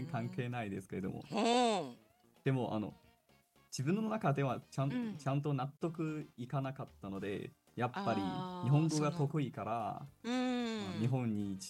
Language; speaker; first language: Japanese; non-native, fluent; Chinese